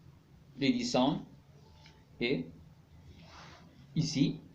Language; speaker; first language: French; non-native, learner; Spanish